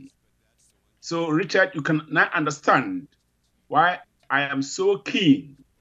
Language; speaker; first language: English; non-native, local second language; Akan